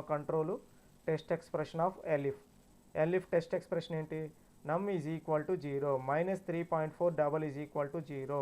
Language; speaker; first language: Telugu; native; Telugu